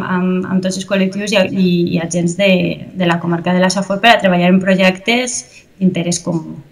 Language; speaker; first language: Catalan; native; Catalan